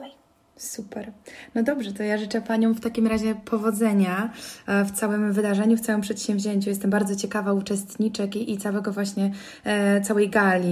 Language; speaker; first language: Polish; native; Polish